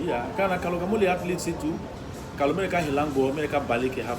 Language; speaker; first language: Indonesian; non-native, fluent; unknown